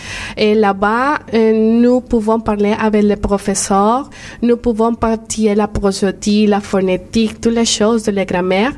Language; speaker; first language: French; non-native, learner; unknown